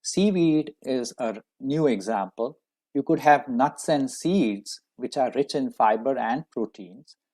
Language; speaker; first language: English; non-native, local second language; Marathi